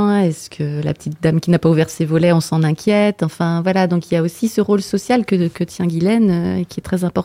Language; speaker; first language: French; native; French